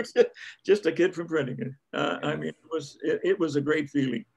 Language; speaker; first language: English; native; English